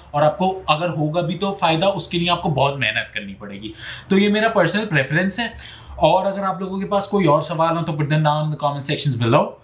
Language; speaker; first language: Urdu; native; Urdu